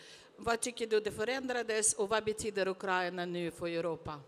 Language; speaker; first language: Swedish; non-native, fluent; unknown